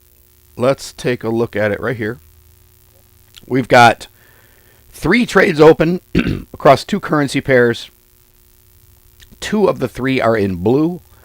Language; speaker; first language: English; native; English